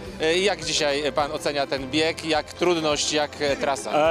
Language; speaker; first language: Polish; native; Polish